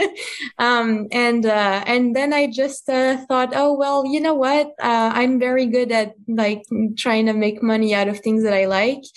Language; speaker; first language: English; non-native, fluent; French